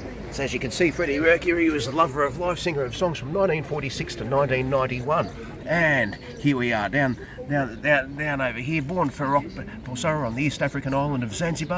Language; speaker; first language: English; native; English